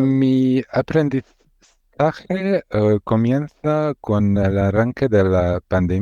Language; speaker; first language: Spanish; non-native, learner; Hungarian